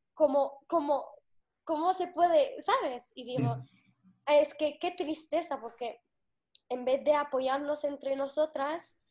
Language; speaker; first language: Spanish; non-native, fluent; Arabic